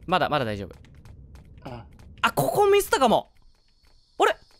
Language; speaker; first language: Japanese; native; Japanese